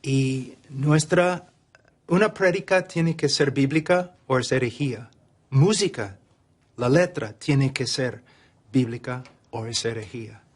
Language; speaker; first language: Spanish; non-native, fluent; English